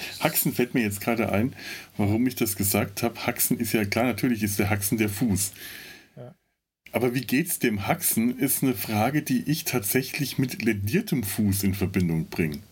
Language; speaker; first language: German; native; German